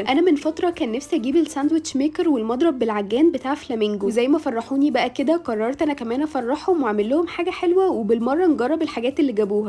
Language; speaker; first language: Arabic; native; Arabic